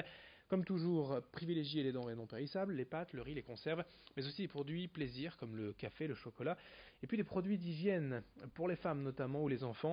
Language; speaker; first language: French; native; French